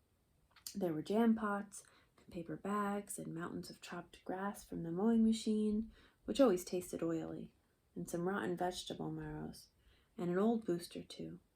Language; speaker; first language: English; native; English